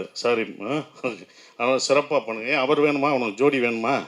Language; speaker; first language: Tamil; native; Tamil